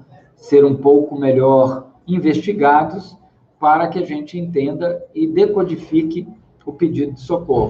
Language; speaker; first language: Portuguese; native; Portuguese